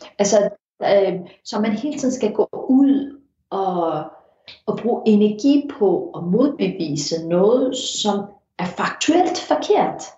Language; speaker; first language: Danish; early bilingual, heritage; Danish